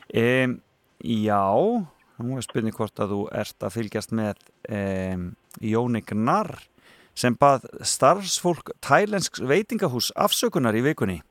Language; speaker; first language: Icelandic; native; Icelandic